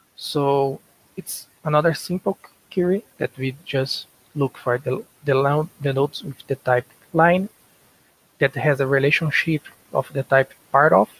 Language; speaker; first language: English; non-native, learner; Portuguese